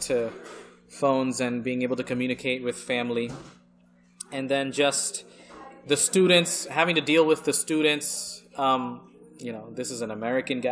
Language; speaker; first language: English; early bilingual, other home language; Bangla